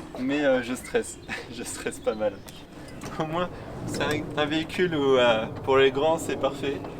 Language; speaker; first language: French; native; French